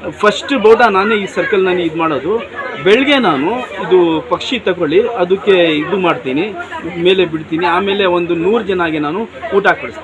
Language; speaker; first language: Kannada; non-native, local second language; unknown